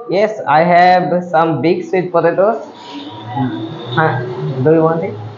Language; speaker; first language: English; non-native, learner; Bangla